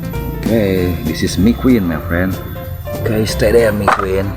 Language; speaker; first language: English; non-native, learner; Indonesian